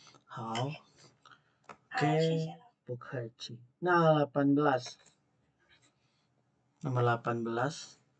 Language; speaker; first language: Chinese; non-native, fluent; Indonesian